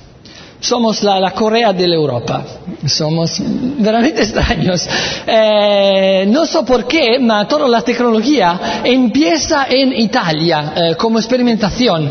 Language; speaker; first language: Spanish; non-native, learner; Italian